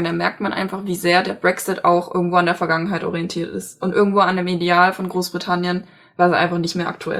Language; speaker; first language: German; native; German